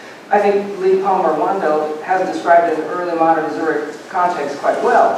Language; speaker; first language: English; native; English